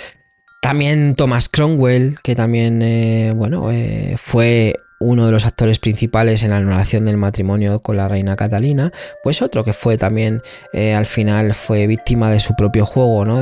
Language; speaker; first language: Spanish; native; Spanish